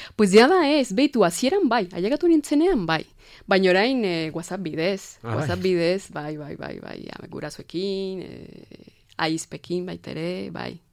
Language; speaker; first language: Basque; non-native, fluent; Spanish